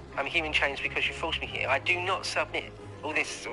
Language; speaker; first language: English; native; English